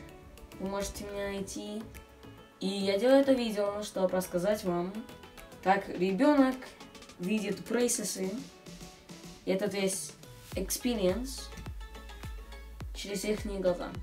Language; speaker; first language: Russian; early bilingual, other home language; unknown